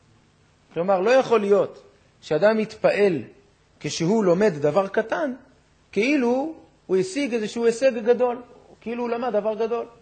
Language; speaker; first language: Hebrew; native; Hebrew